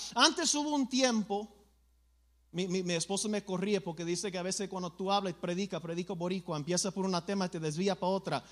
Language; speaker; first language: Spanish; early bilingual, other home language; English